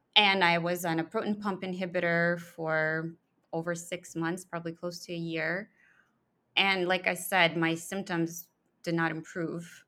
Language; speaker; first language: English; early bilingual, other home language; Russian